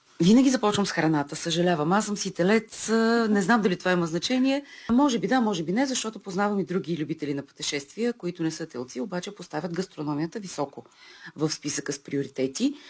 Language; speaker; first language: Bulgarian; native; Bulgarian